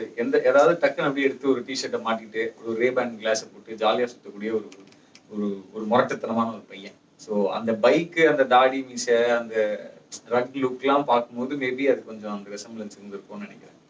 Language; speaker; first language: Tamil; native; Tamil